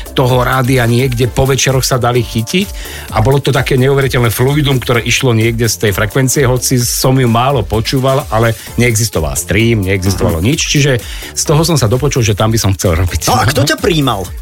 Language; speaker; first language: Slovak; native; Slovak